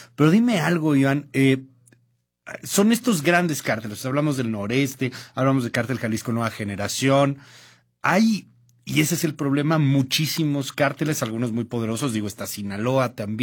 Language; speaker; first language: Spanish; native; Spanish